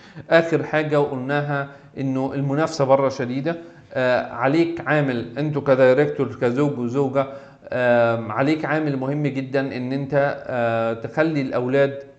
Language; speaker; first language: Arabic; native; Arabic